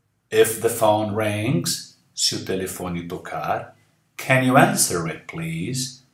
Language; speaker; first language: English; non-native, fluent; Portuguese